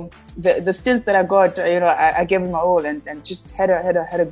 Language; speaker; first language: English; non-native, local second language; Xhosa